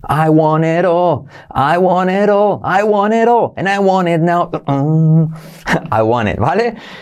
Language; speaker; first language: English; non-native, fluent; Spanish